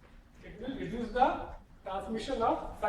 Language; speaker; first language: English; non-native, local second language; Hindi